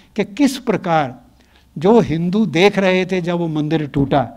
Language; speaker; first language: Hindi; native; Hindi